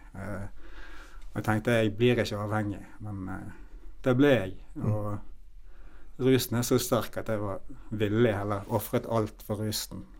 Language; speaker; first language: Norwegian; native; Norwegian